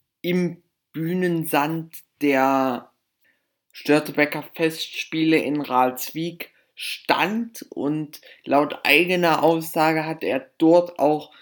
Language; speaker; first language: German; native; German